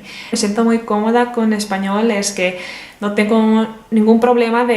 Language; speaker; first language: Spanish; non-native, fluent; Serbian